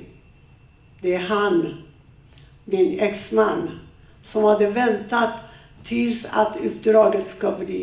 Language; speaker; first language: Swedish; non-native, fluent; Persian